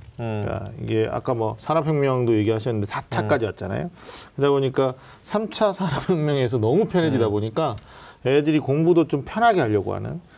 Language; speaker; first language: Korean; native; Korean